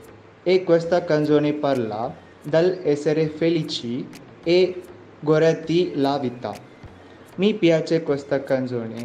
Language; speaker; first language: Italian; non-native, learner; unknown